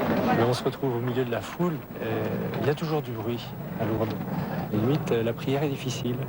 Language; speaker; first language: French; native; French